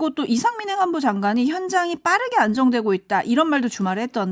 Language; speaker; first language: Korean; native; Korean